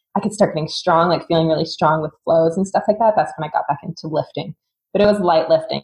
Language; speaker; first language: English; native; English